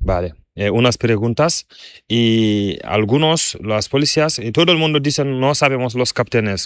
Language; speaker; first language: Spanish; non-native, learner; Fula